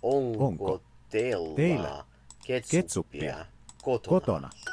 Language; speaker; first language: Finnish; non-native, learner; English